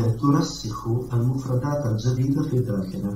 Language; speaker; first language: Arabic; non-native, learner; Italian